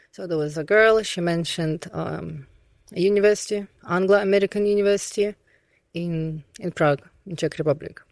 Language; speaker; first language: English; non-native, fluent; Russian